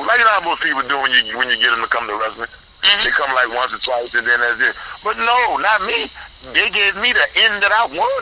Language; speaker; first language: English; native; English